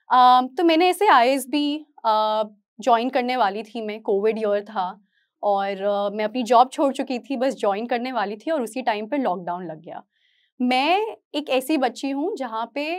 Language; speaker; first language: Hindi; native; Hindi